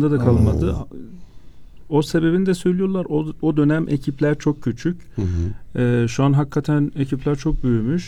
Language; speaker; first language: Turkish; non-native, fluent; Azerbaijani